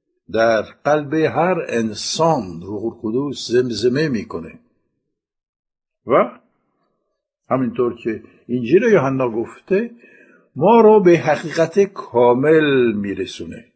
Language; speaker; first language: Persian; non-native, fluent; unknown